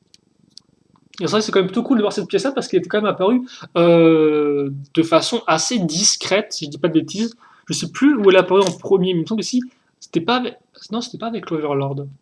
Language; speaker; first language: French; native; French